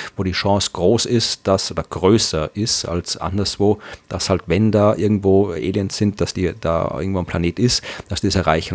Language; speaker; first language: German; native; German